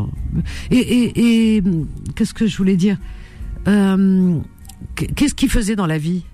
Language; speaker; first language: French; native; French